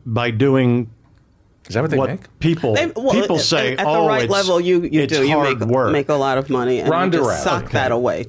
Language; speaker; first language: English; native; English